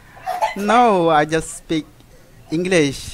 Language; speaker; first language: English; non-native, local second language; Malay